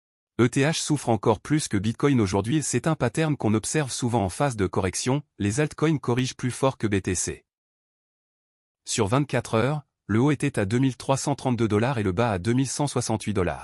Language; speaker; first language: French; native; French